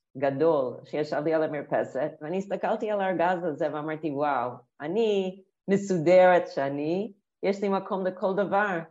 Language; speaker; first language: Hebrew; non-native, fluent; English